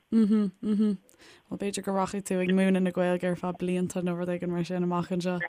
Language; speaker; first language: Irish; native; Irish